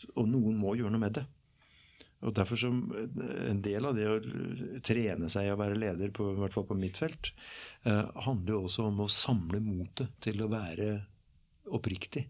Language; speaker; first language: Norwegian; native; Norwegian